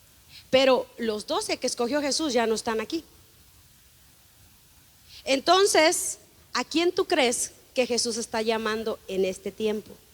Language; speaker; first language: Spanish; native; Spanish